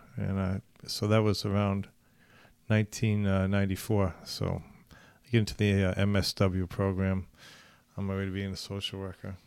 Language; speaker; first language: English; native; English